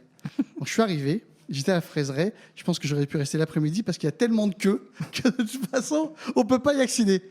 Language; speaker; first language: French; native; French